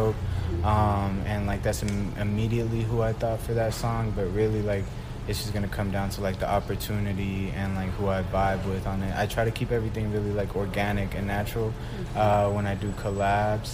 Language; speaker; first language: English; early bilingual, other home language; Spanish